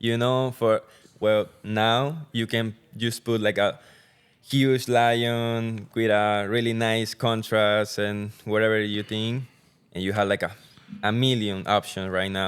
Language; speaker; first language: English; non-native, learner; Spanish